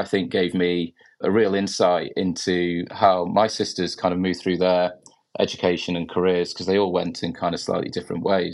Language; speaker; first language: English; native; English